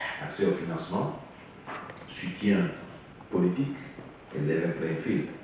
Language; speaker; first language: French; non-native, fluent; Italian